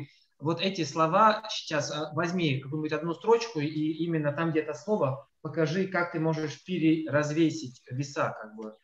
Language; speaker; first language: Russian; native; Russian